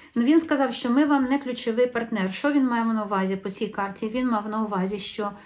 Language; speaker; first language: Ukrainian; native; Ukrainian